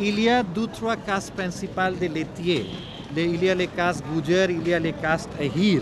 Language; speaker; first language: French; non-native, fluent; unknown